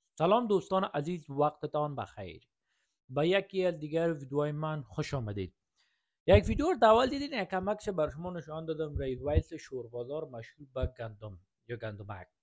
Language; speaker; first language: Persian; native; Persian